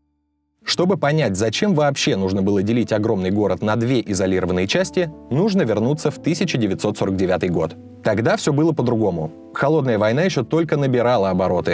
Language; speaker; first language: Russian; native; Russian